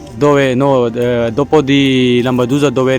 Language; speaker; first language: Italian; non-native, learner; Urdu